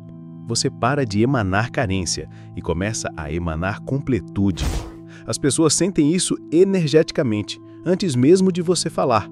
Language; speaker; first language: Portuguese; native; Portuguese